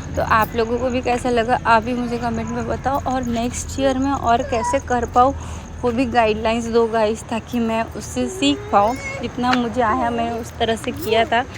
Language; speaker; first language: Hindi; native; Hindi